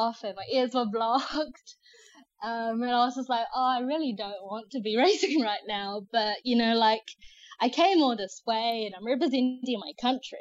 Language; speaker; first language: English; native; English